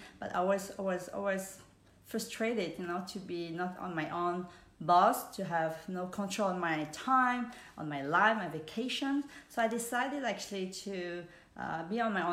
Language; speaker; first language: English; non-native, fluent; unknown